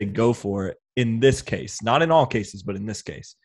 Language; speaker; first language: English; native; English